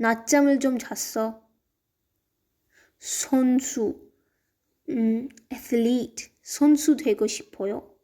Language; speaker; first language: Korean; non-native, learner; Hindi